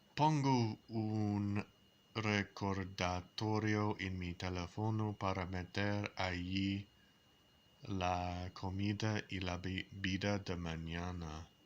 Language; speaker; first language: Spanish; non-native, learner; English